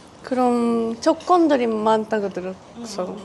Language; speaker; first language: Korean; non-native, learner; Japanese